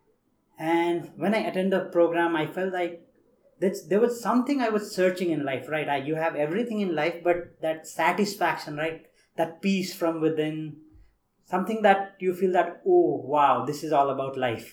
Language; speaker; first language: English; non-native, local second language; Nepali